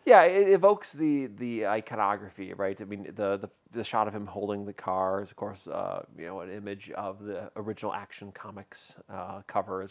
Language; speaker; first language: English; native; English